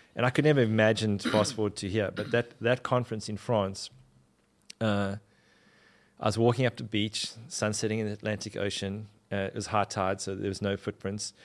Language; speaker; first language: English; native; English